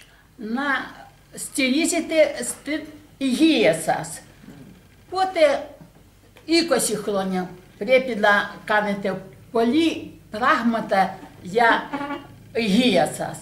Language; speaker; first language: Greek; non-native, learner; Russian